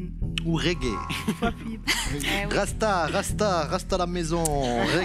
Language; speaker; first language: French; native; French